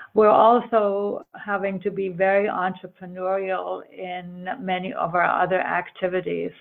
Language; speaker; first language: English; early bilingual, other home language; German